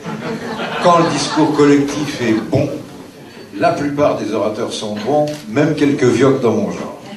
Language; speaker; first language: French; native; French